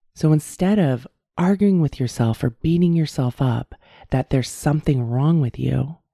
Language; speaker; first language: English; native; English